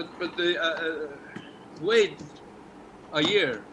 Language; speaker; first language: English; non-native, learner; Icelandic